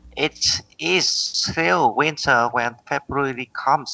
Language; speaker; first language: English; non-native, learner; Vietnamese